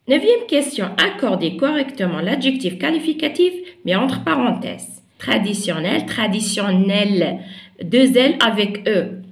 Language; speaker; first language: French; non-native, local second language; Arabic